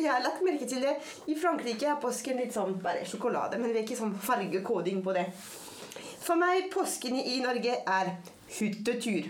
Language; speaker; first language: Norwegian; non-native, fluent; French